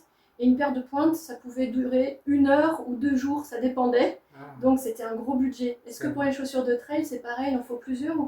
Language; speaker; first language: French; native; French